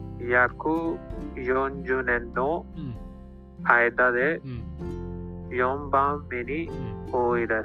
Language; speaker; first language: Japanese; non-native, learner; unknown